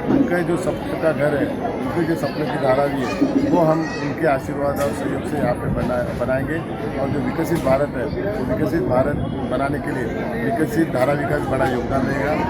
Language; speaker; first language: Hindi; non-native, local second language; Marathi